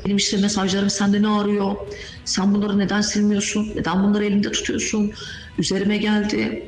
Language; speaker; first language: Turkish; native; Turkish